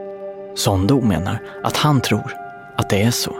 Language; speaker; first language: Swedish; native; Swedish